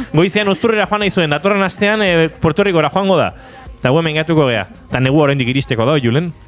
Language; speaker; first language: Basque; native; Basque